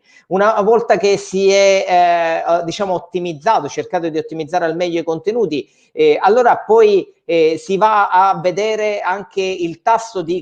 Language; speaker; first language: Italian; native; Italian